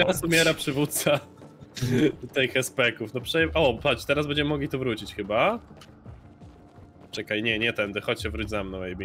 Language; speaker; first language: Polish; native; Polish